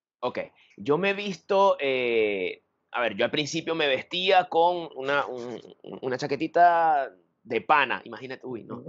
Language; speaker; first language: Spanish; native; Spanish